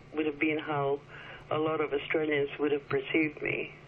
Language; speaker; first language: English; early bilingual, other home language; Chinese